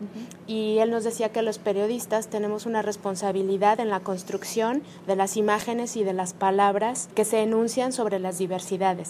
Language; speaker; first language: Spanish; native; Spanish